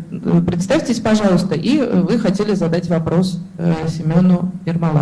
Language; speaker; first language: Russian; native; Russian